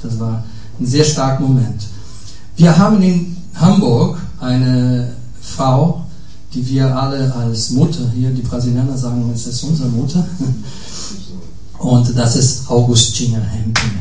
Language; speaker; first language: German; non-native, fluent; Portuguese